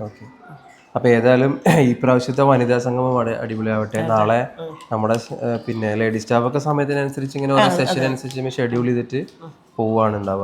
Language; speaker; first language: Malayalam; native; Malayalam